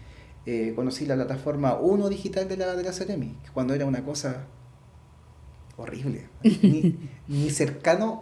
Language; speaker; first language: Spanish; native; Spanish